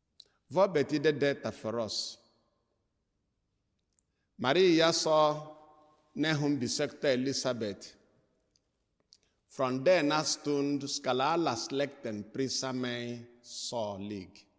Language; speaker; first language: Swedish; non-native, fluent; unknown